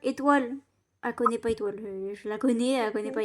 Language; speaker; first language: French; native; French